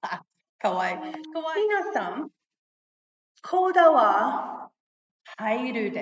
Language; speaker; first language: Japanese; non-native, fluent; English